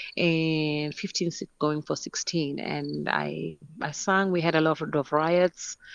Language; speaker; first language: English; non-native, local second language; Northern Sotho